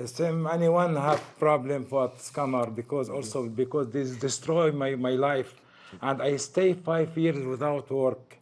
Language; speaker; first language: English; non-native, learner; Arabic